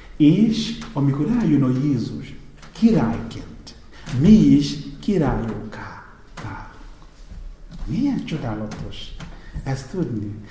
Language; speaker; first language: Hungarian; non-native, fluent; Igbo